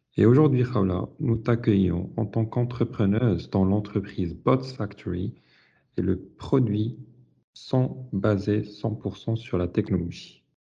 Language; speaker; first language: French; non-native, local second language; Arabic